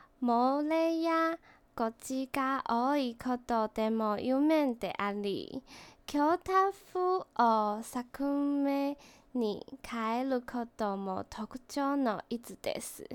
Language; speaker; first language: Japanese; non-native, learner; Chinese